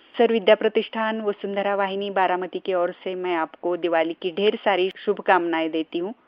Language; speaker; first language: Hindi; non-native, local second language; Marathi